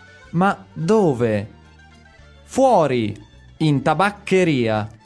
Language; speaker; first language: Italian; native; Italian